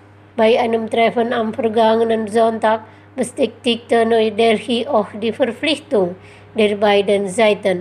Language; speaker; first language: German; non-native, fluent; Indonesian